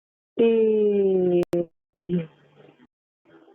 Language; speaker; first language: Chinese; non-native, learner; Indonesian